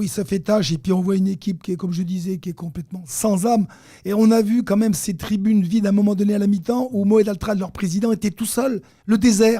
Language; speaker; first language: French; native; French